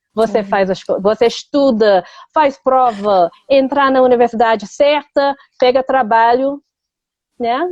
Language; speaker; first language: Portuguese; non-native, fluent; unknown